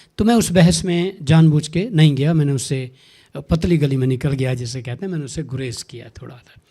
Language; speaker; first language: Urdu; non-native, local second language; Saraiki